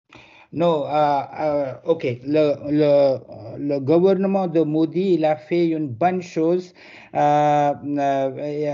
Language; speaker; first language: French; non-native, learner; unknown